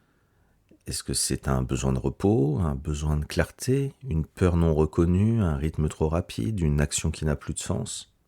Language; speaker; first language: French; native; French